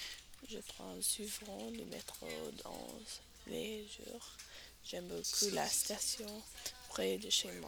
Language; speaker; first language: French; non-native, learner; English